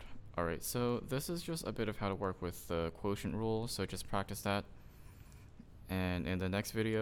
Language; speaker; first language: English; native; English